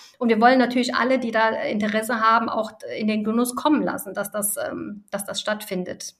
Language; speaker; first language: German; early bilingual, other home language; Italian